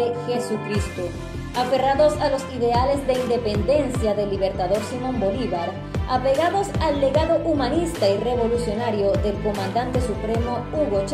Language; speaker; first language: Spanish; native; Spanish